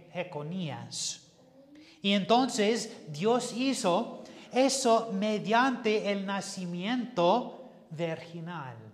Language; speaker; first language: Spanish; non-native, fluent; English